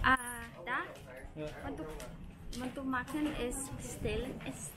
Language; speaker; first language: German; non-native, learner; Thai